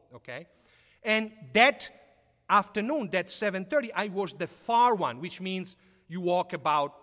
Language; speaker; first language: English; non-native, fluent; Italian